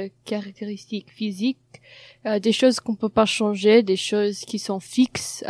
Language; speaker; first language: French; non-native, fluent; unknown